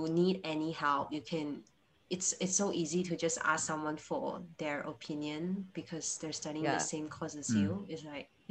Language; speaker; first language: English; non-native, local second language; Chinese